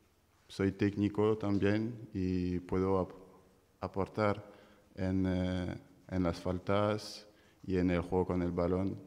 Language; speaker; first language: Spanish; non-native, fluent; French